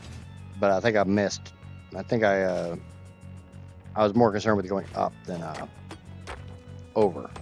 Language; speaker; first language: English; native; English